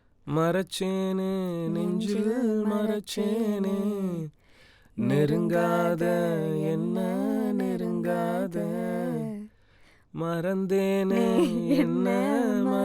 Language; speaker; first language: Tamil; native; Tamil